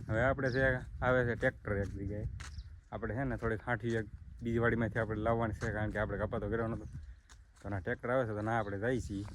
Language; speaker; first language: Gujarati; native; Gujarati